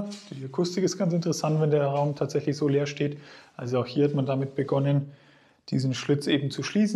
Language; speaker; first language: German; native; German